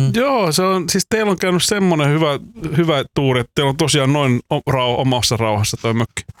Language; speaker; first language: Finnish; native; Finnish